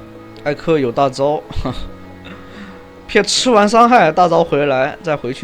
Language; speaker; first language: Chinese; native; Chinese